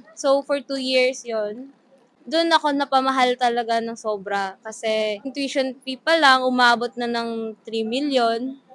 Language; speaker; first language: Filipino; non-native, local second language; Bikol